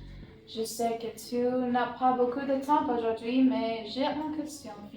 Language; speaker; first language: French; non-native, learner; English